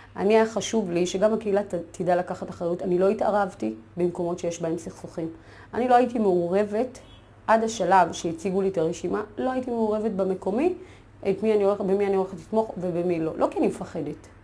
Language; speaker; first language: Hebrew; early bilingual, other home language; Amharic